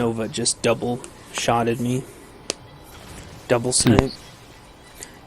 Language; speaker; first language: English; native; English